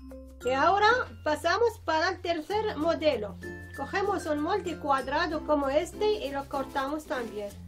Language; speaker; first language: Spanish; non-native, fluent; Arabic